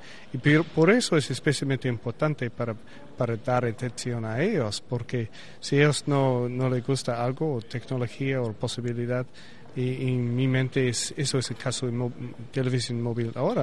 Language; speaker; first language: Spanish; non-native, learner; English